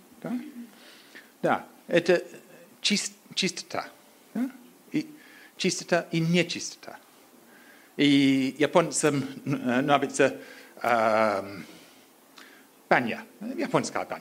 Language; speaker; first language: Polish; non-native, learner; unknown